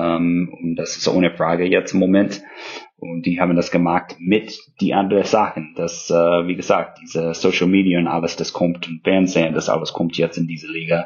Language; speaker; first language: German; non-native, fluent; English